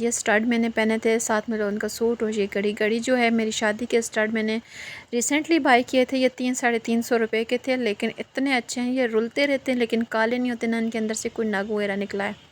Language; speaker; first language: Urdu; non-native, local second language; Northern Hindko